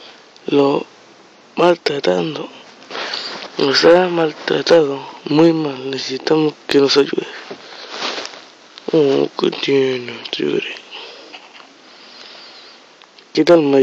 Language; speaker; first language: Spanish; native; Spanish